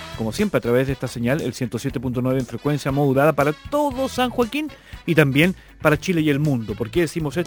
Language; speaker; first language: Spanish; native; Spanish